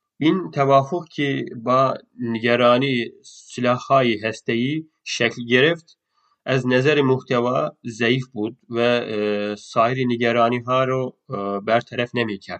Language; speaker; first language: Persian; non-native, fluent; Turkish